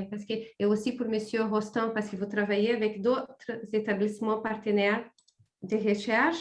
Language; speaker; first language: French; non-native, fluent; Portuguese